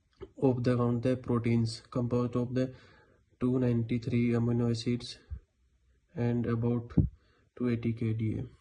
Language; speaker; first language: English; non-native, learner; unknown